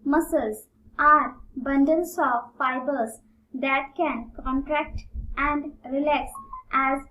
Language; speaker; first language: English; non-native, local second language; Marathi